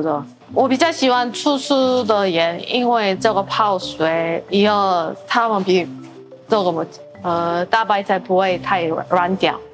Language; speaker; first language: Chinese; non-native, learner; Korean